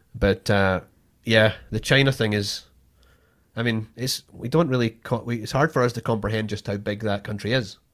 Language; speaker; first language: English; native; English